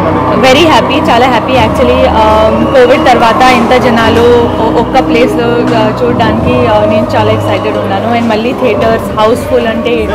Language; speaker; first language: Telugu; non-native, learner; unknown